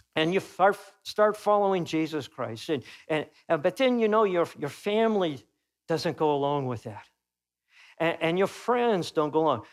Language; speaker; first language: English; native; English